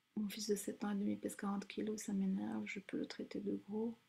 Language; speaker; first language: French; non-native, local second language; Arabic